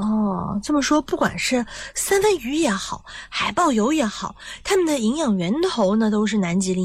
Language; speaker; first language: Chinese; native; Chinese